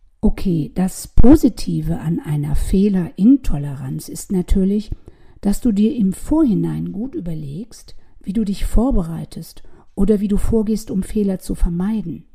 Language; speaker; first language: German; native; German